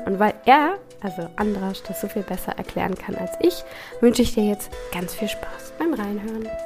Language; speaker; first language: German; native; German